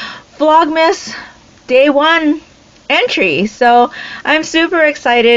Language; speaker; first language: English; native; English